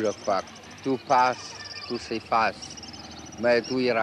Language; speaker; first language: French; non-native, fluent; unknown